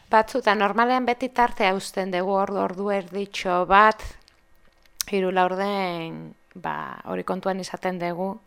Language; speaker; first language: Basque; non-native, local second language; Spanish